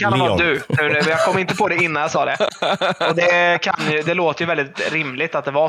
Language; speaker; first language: Swedish; native; Swedish